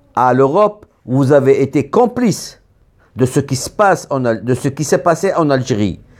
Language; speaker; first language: French; non-native, local second language; Arabic